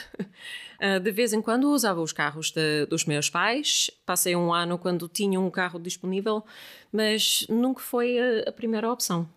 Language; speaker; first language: Portuguese; non-native, fluent; English